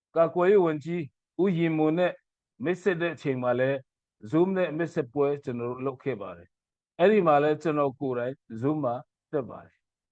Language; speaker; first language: Burmese; non-native, local second language; Mizo